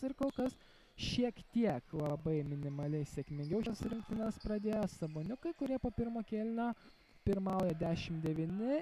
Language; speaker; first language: Lithuanian; native; Lithuanian